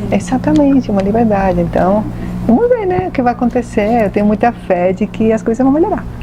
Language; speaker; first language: Portuguese; non-native, fluent; Spanish